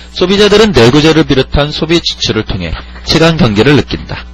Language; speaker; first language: Korean; native; Korean